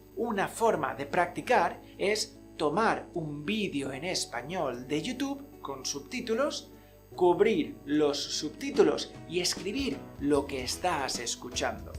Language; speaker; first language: Spanish; native; Spanish